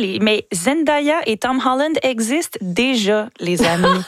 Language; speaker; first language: French; native; French